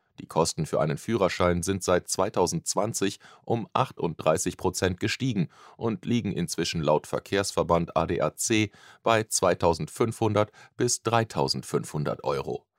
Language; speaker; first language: German; native; German